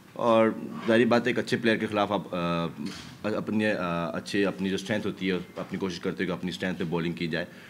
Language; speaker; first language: Urdu; native; Urdu